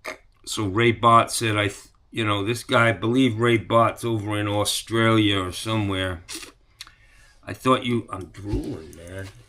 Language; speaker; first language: English; native; English